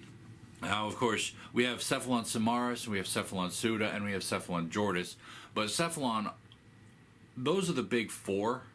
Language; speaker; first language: English; native; English